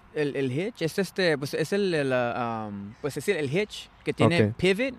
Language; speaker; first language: Spanish; early bilingual, heritage; Spanish